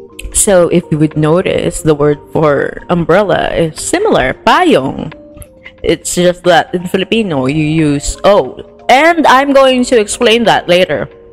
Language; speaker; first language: English; non-native, local second language; Filipino